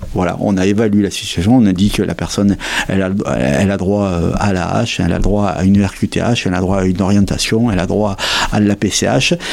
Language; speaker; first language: French; native; French